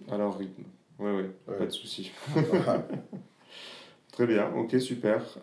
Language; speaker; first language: French; native; French